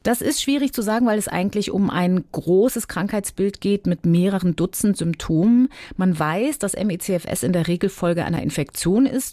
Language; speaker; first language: German; native; German